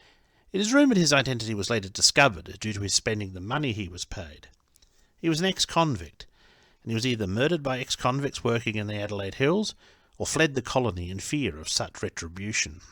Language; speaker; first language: English; native; English